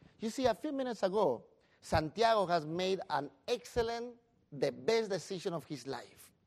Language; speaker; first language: English; non-native, fluent; Spanish